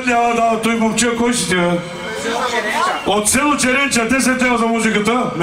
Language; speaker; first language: Bulgarian; non-native, local second language; Turkish